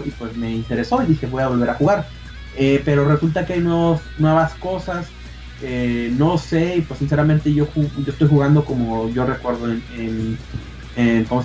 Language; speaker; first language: Spanish; native; Spanish